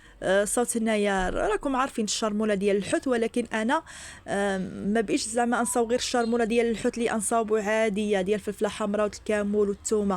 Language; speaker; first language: Arabic; native; Arabic